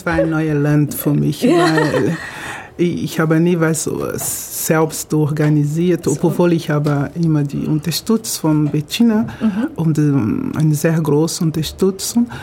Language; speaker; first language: German; non-native, fluent; Portuguese